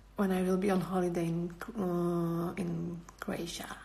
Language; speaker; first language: English; non-native, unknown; Slovak